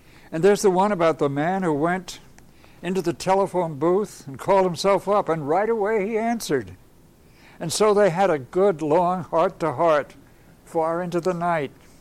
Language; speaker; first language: English; native; English